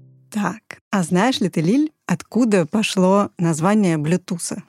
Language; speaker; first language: Russian; native; Russian